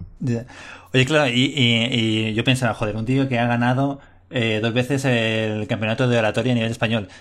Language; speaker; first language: Spanish; native; Spanish